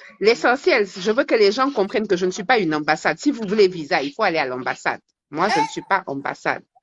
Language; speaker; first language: French; non-native, local second language; Wolof